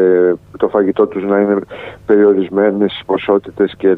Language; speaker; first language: Greek; native; Greek